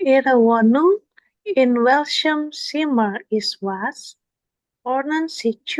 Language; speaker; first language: German; non-native, learner; Indonesian